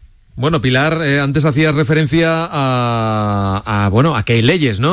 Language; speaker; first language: Spanish; native; Spanish